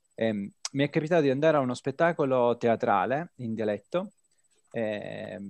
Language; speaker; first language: Italian; native; Italian